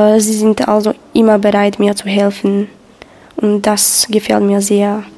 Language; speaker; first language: German; non-native, fluent; Slovak